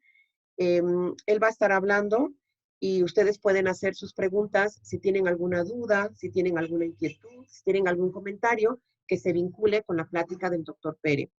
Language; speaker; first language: Spanish; native; Spanish